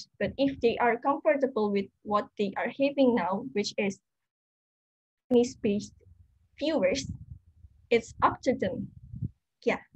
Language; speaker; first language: English; non-native, fluent; Indonesian